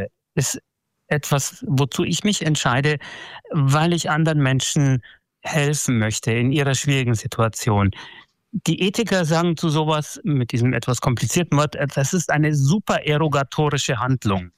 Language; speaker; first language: German; native; German